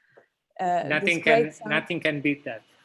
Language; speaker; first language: English; non-native, fluent; Indonesian